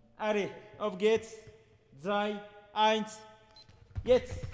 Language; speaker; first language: German; non-native, learner; French